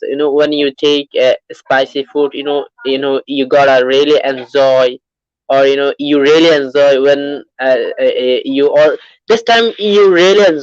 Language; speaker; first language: English; non-native, learner; Bangla